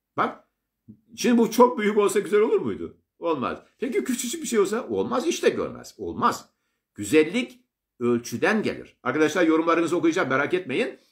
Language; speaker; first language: Turkish; native; Turkish